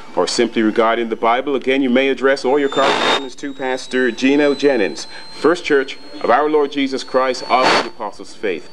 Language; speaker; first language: English; native; English